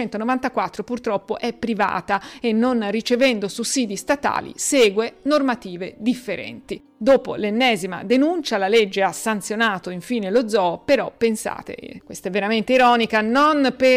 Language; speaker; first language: Italian; native; Italian